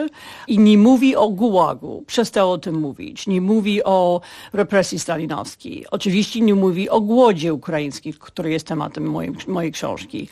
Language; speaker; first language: Polish; non-native, fluent; English